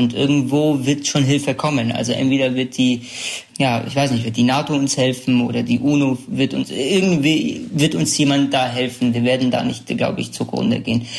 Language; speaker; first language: German; early bilingual, other home language; Central Kurdish